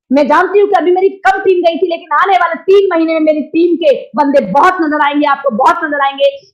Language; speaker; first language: Hindi; native; Hindi